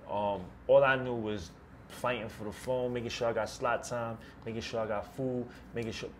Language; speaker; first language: English; native; English